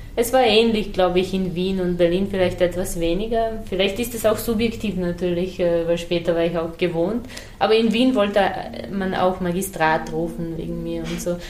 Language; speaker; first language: German; non-native, fluent; Serbian